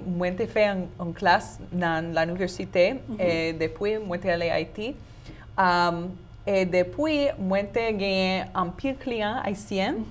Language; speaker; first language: Haitian Creole; non-native, learner; English